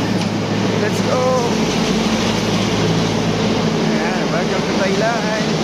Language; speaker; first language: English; non-native, local second language; Filipino